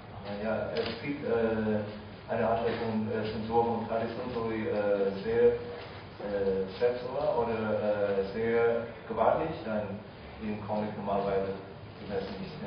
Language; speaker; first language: German; non-native, fluent; Chinese